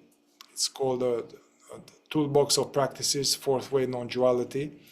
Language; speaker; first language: English; non-native, fluent; Romanian